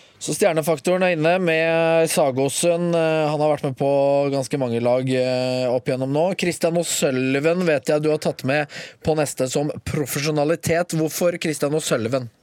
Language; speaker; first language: Norwegian; native; Norwegian